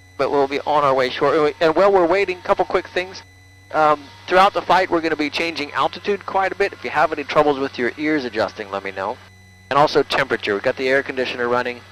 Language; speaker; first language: English; native; English